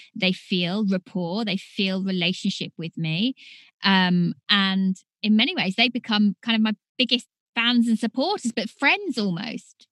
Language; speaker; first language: English; native; English